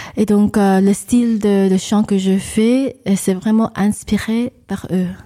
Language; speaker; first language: French; non-native, learner; English